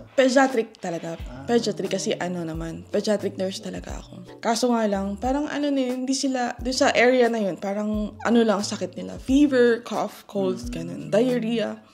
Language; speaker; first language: Filipino; native; Filipino